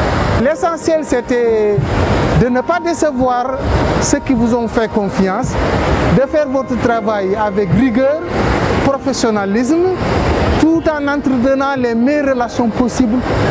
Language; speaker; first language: French; non-native, local second language; Wolof